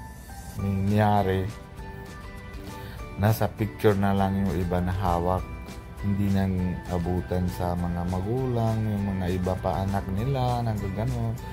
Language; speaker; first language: Filipino; non-native, learner; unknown